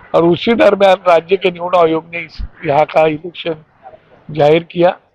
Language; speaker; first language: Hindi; non-native, local second language; Marathi